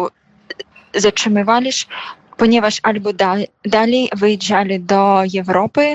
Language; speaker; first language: Polish; non-native, fluent; Ukrainian